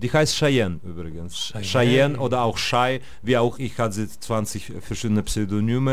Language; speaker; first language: German; non-native, fluent; Russian